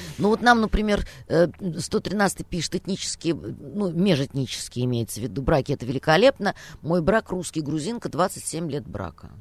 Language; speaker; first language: Russian; native; Russian